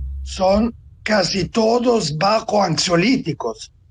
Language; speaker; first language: Spanish; non-native, fluent; Italian